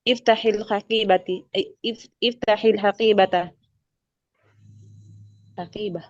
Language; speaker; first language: Arabic; non-native, learner; Indonesian